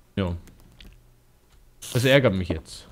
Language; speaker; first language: German; native; German